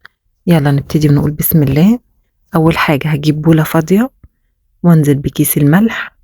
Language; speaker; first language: Arabic; native; Arabic